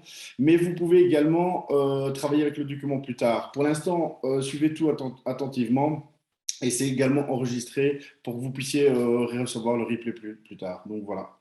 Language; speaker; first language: French; native; French